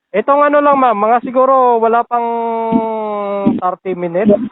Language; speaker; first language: Filipino; native; Filipino